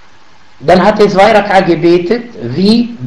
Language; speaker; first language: German; non-native, learner; Arabic